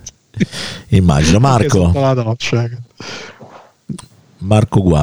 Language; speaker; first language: Italian; native; Italian